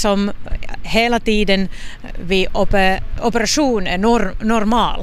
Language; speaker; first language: Swedish; non-native, local second language; Finnish